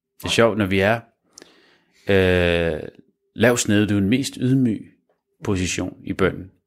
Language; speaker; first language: Danish; early bilingual, other home language; Arabic